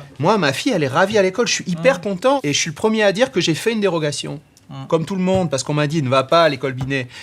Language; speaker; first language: French; native; French